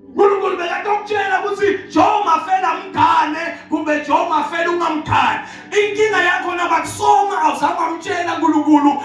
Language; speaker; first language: Zulu; non-native, local second language; Swati